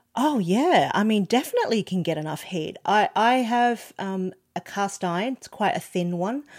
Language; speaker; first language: English; non-native, local second language; Cantonese